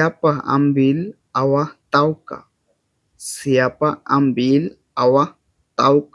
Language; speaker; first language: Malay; non-native, learner; Bangla